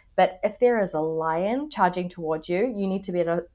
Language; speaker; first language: English; native; English